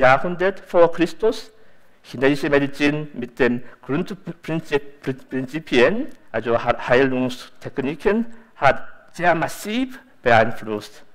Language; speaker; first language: German; non-native, fluent; Korean